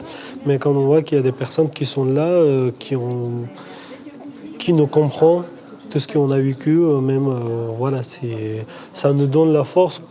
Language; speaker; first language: French; non-native, fluent; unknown